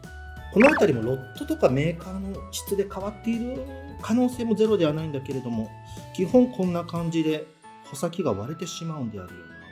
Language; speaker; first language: Japanese; native; Japanese